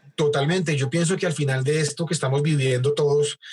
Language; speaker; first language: Spanish; native; Spanish